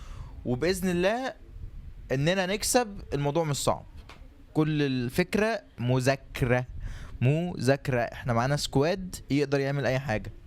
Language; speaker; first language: Arabic; native; Arabic